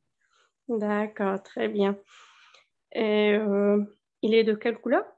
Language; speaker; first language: French; non-native, learner; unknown